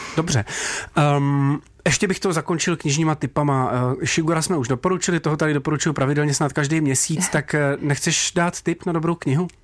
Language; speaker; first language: Czech; native; Czech